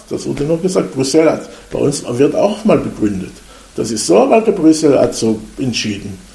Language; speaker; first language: German; non-native, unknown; Hebrew